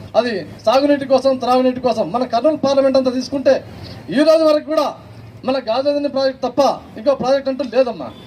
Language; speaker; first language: Telugu; native; Telugu